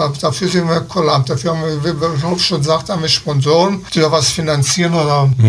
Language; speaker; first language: German; early bilingual, other home language; Italian